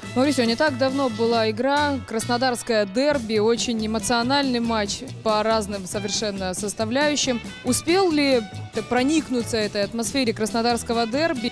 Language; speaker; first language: Russian; native; Russian